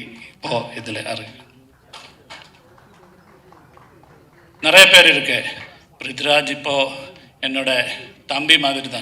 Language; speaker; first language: Tamil; non-native, learner; Malayalam